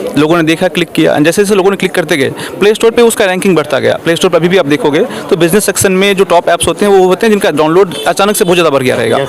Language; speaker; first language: Hindi; non-native, local second language; Maithili